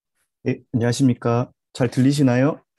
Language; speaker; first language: Korean; native; Korean